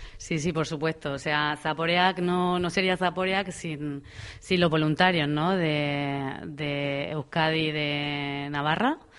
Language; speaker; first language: Spanish; native; Spanish